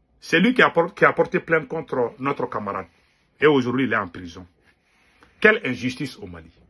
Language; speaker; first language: French; non-native, local second language; Bambara